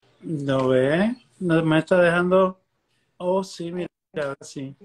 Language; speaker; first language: Spanish; native; Spanish